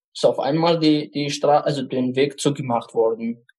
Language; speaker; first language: German; non-native, fluent; Arabic